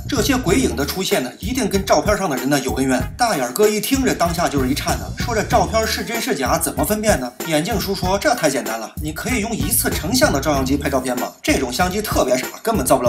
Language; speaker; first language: Chinese; native; Chinese